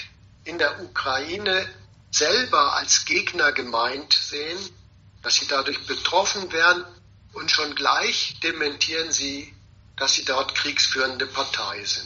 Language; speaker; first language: German; native; German